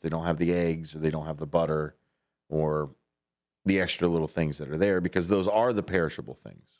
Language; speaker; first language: English; native; English